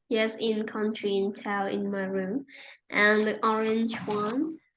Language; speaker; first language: English; non-native, fluent; Vietnamese